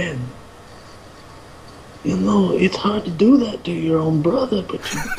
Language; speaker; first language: English; native; English